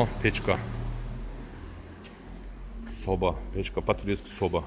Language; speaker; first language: Russian; non-native, learner; Turkish